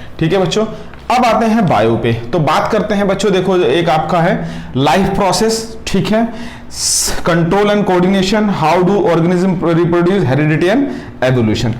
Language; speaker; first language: Hindi; native; Hindi